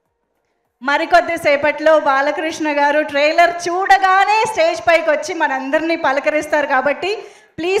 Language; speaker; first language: Telugu; native; Telugu